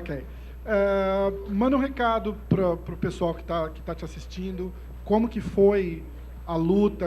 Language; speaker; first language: Portuguese; native; Portuguese